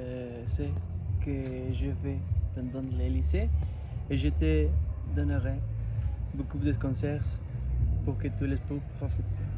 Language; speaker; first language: French; non-native, learner; Spanish